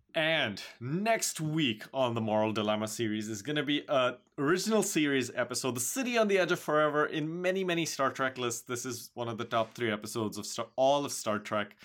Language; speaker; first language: English; non-native, local second language; Hindi